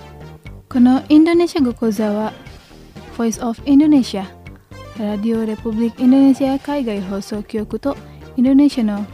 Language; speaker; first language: Japanese; non-native, fluent; Indonesian